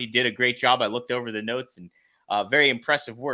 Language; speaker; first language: English; native; English